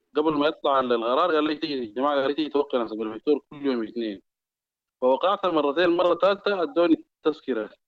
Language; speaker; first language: Arabic; native; Arabic